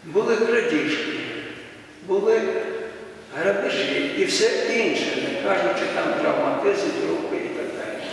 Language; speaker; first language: Ukrainian; native; Ukrainian